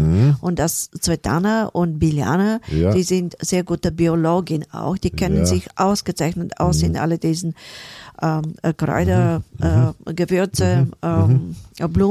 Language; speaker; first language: German; non-native, fluent; Bulgarian